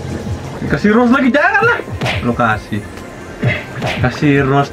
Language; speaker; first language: Indonesian; native; Indonesian